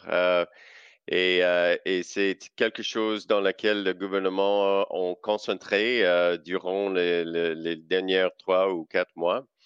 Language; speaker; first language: French; non-native, local second language; English